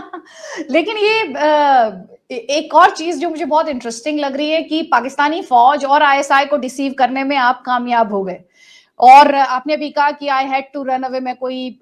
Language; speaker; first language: Hindi; native; Hindi